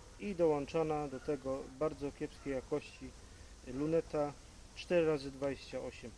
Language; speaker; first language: Polish; native; Polish